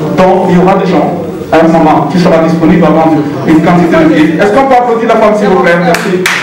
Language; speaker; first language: French; non-native, local second language; Lingala